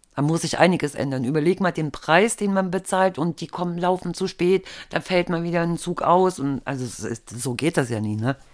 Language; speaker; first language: German; native; German